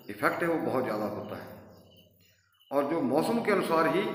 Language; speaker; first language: Hindi; native; Hindi